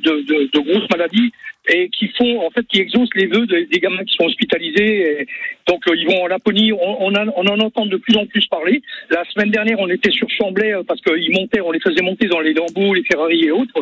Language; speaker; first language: French; native; French